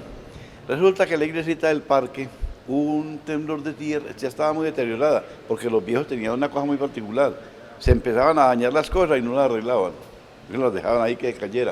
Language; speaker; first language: Spanish; native; Spanish